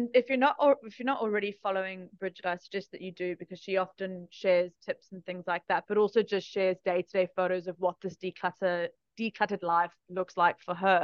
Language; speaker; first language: English; native; English